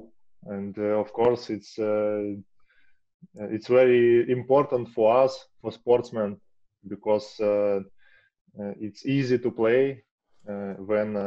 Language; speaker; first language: English; non-native, learner; Russian